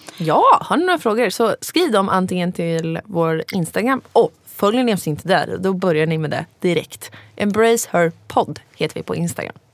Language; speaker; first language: Swedish; early bilingual, other home language; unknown